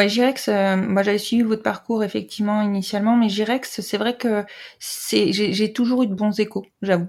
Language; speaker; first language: French; native; French